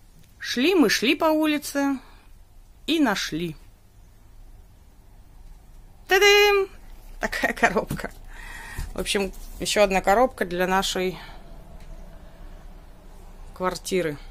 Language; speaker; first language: Russian; native; Russian